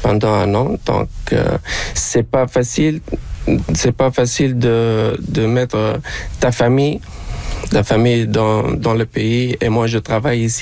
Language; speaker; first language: French; non-native, local second language; Arabic